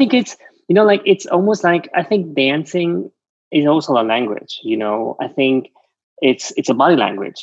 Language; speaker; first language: English; non-native, fluent; Vietnamese